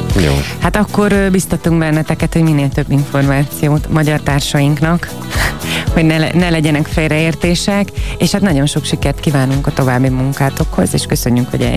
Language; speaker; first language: Hungarian; native; Hungarian